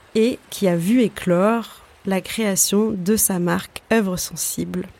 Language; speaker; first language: French; native; French